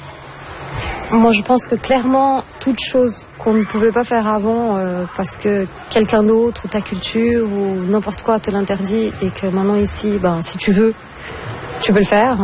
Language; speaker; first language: French; non-native, fluent; Portuguese